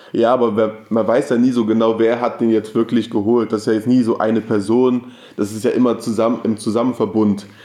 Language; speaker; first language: German; native; German